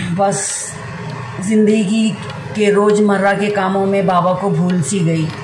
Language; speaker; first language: Hindi; native; Hindi